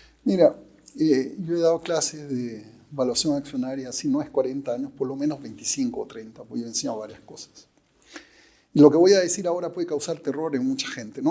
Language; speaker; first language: Spanish; native; Spanish